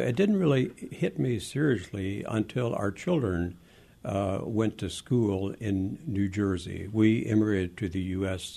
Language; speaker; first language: English; early bilingual, other home language; Western Frisian